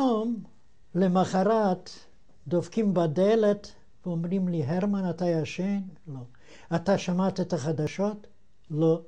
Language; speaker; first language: Hebrew; non-native, fluent; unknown